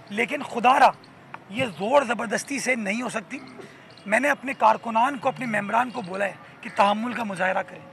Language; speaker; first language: Urdu; native; Urdu